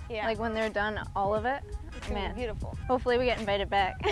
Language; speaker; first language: English; native; English